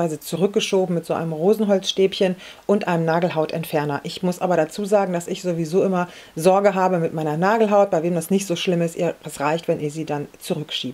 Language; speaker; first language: German; native; German